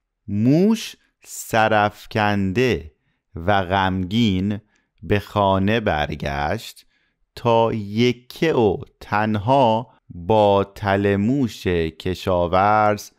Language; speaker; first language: Persian; native; Persian